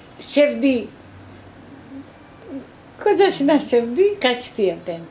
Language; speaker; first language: Turkish; non-native, local second language; Greek